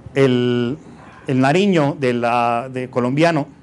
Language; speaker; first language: Spanish; native; Spanish